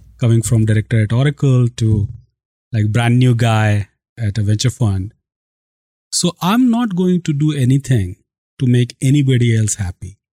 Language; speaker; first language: English; non-native, local second language; Hindi